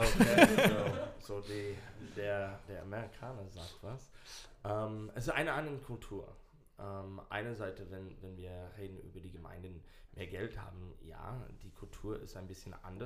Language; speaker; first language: German; non-native, learner; English